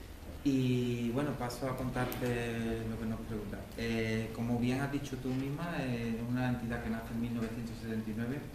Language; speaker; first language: Spanish; native; Spanish